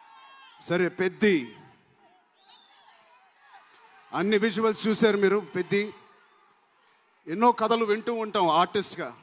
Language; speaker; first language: Telugu; native; Telugu